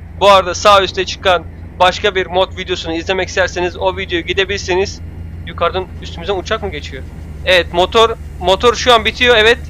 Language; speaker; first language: Turkish; native; Turkish